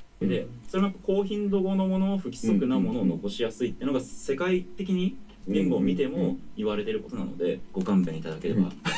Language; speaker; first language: Japanese; native; Japanese